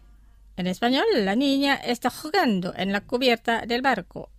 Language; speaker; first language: Spanish; non-native, fluent; Indonesian